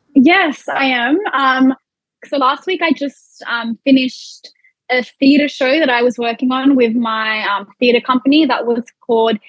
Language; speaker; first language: English; early bilingual, other home language; Arabic